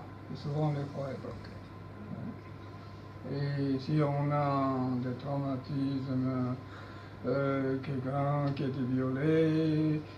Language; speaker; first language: French; non-native, learner; Japanese